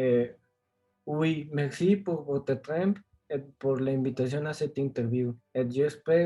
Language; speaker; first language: French; non-native, learner; Spanish